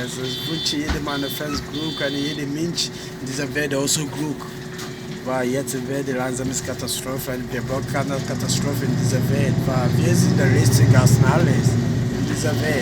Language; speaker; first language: German; non-native, learner; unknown